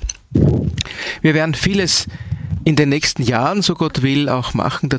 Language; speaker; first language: German; native; German